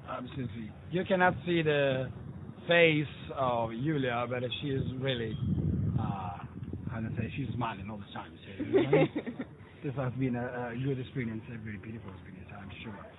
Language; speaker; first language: English; non-native, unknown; Italian